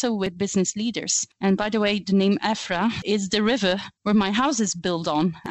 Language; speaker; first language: English; non-native, fluent; Dutch